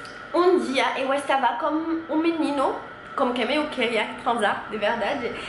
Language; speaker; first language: Portuguese; non-native, fluent; French